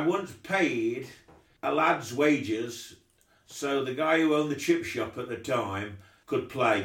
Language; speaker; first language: English; native; English